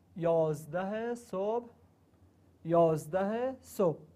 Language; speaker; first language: Persian; non-native, learner; Arabic